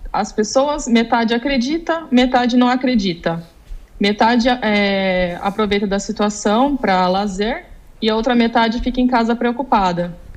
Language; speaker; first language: Portuguese; native; Portuguese